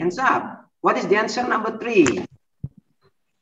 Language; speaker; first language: English; non-native, learner; Indonesian